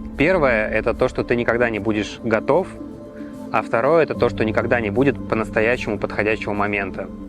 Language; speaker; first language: Russian; native; Russian